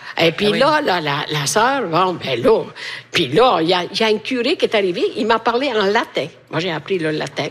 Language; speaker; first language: French; non-native, fluent; Italian